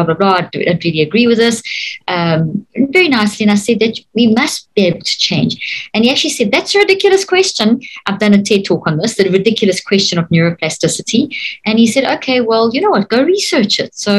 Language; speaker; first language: English; native; English